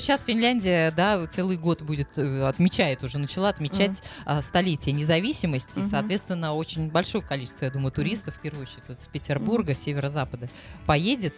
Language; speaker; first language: Russian; native; Russian